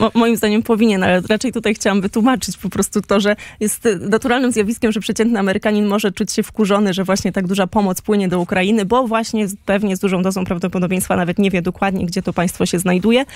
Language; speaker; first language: Polish; native; Polish